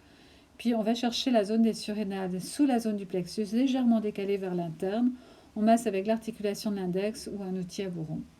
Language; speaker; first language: French; native; French